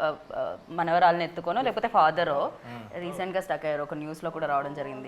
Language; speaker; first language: Telugu; native; Telugu